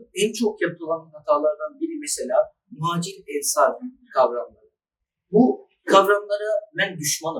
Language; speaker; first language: Turkish; early bilingual, other home language; Arabic